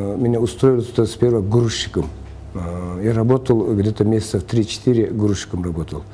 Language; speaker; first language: Russian; non-native, local second language; Kyrgyz